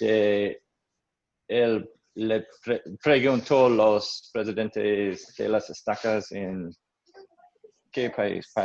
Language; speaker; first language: Spanish; non-native, learner; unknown